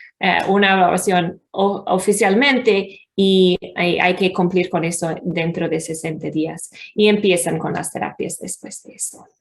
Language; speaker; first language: Spanish; non-native, fluent; English